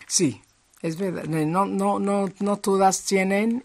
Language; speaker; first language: Spanish; non-native, fluent; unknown